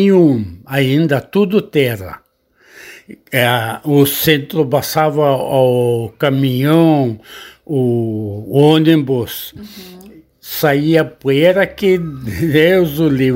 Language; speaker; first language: Portuguese; non-native, learner; Arabic